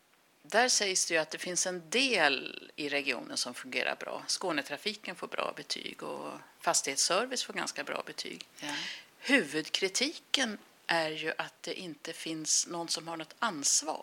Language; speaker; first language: Swedish; native; Swedish